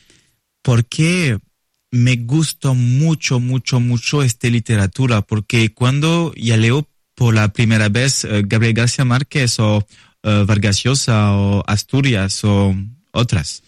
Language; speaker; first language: Spanish; non-native, learner; French